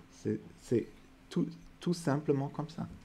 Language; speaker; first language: French; non-native, fluent; German